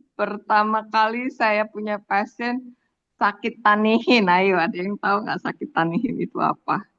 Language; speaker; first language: Indonesian; native; Indonesian